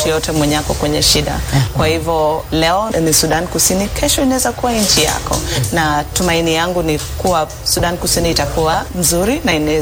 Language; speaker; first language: Swahili; early bilingual, other home language; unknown